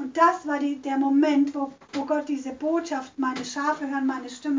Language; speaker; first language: German; native; German